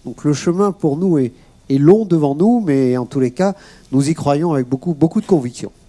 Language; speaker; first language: French; native; French